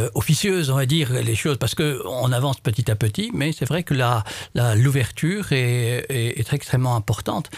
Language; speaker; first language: French; non-native, local second language; Arabic